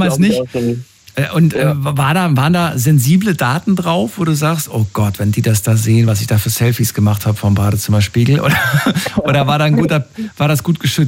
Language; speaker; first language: German; native; German